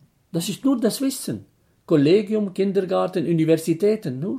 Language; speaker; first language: German; non-native, fluent; Arabic